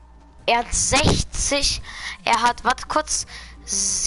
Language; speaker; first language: German; native; German